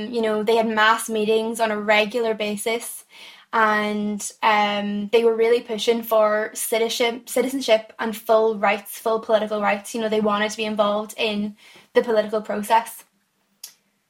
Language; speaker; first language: English; native; English